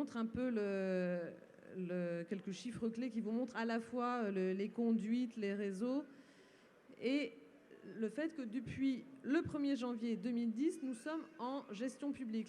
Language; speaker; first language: French; native; French